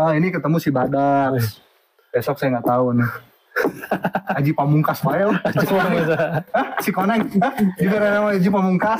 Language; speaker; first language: Indonesian; native; Indonesian